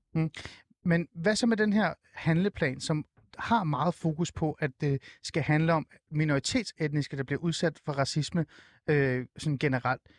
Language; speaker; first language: Danish; early bilingual, other home language; Persian